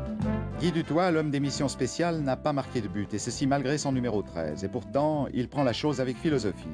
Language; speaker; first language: French; native; French